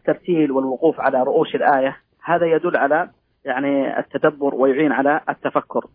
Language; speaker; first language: Arabic; native; Arabic